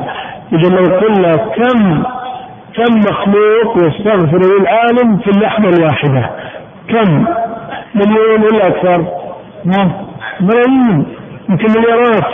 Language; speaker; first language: Arabic; native; Arabic